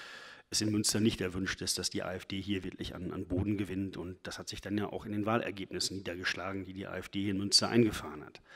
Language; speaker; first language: German; native; German